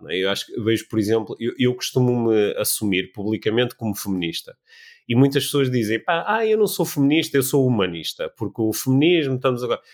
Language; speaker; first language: Portuguese; native; Portuguese